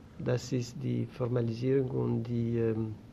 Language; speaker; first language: German; non-native, learner; Greek